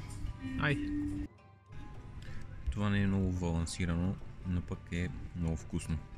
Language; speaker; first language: Bulgarian; native; Bulgarian